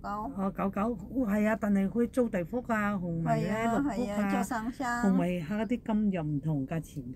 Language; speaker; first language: Cantonese; native; Cantonese